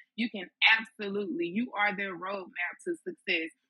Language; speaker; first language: English; native; English